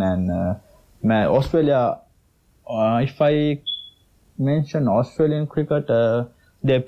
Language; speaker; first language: English; non-native, local second language; Sinhala